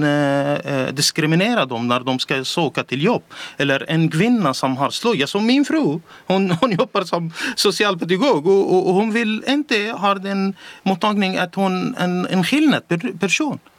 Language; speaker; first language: Swedish; non-native, learner; Arabic